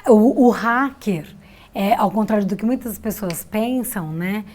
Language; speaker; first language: Portuguese; native; Portuguese